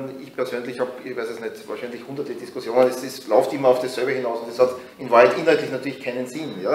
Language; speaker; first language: German; native; German